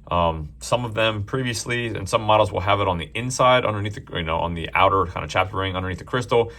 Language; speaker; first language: English; native; English